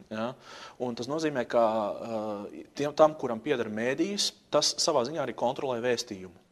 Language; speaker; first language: Latvian; native; Latvian